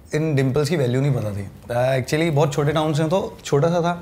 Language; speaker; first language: Hindi; native; Hindi